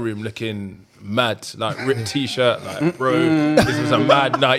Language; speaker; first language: English; native; English